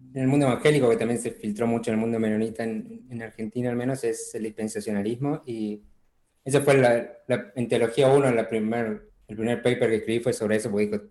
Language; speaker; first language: Spanish; native; Spanish